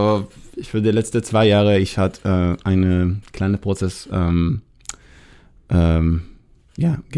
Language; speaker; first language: German; non-native, learner; Hebrew